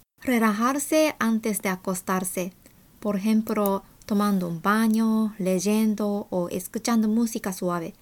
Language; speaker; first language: Spanish; non-native, fluent; Japanese